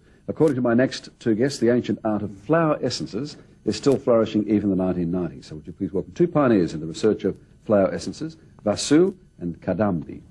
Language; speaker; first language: English; native; English